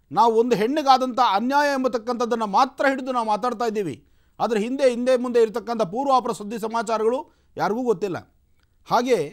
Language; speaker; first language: Kannada; native; Kannada